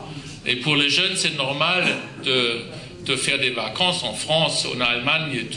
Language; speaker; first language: French; non-native, fluent; German